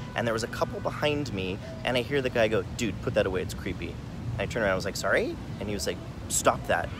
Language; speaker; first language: English; native; English